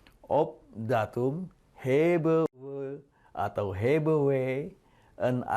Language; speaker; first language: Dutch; non-native, fluent; Indonesian